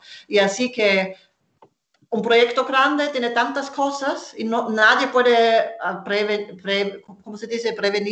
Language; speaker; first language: Spanish; non-native, fluent; German